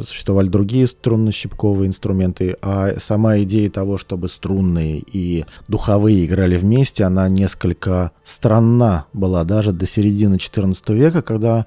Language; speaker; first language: Russian; native; Russian